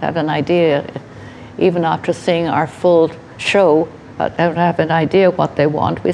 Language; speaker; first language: English; native; English